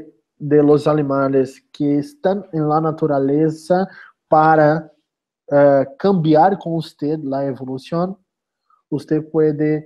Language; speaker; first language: Spanish; non-native, learner; Portuguese